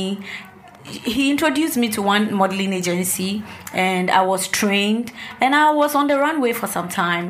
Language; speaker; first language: English; non-native, local second language; Ewe